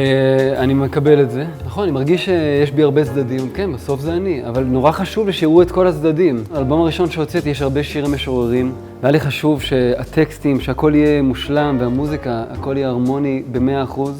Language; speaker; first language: Hebrew; native; Hebrew